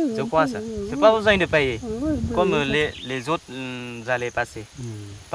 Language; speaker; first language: French; non-native, learner; Vietnamese